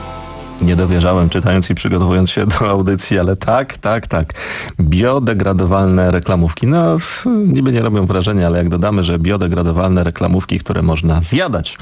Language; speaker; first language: Polish; native; Polish